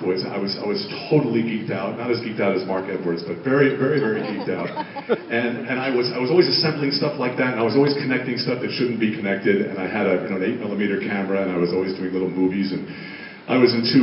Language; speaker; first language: English; native; English